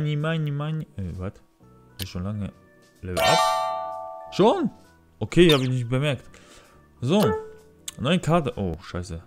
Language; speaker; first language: German; non-native, learner; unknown